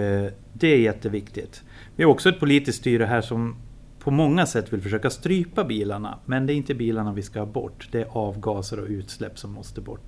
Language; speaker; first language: Swedish; native; Swedish